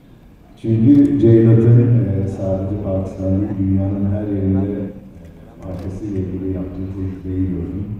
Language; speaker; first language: Turkish; native; Turkish